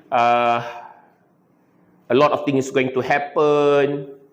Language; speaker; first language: English; non-native, local second language; Malay